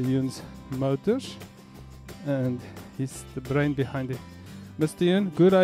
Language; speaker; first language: English; native; English